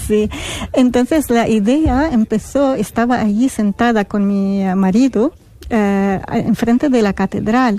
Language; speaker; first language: Spanish; non-native, fluent; Arabic